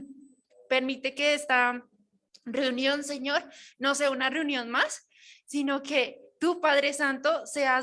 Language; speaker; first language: Spanish; native; Spanish